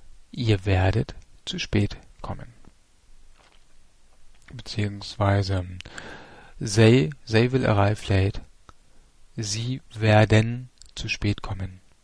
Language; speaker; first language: German; native; German